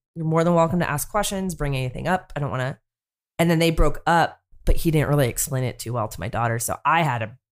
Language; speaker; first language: English; native; English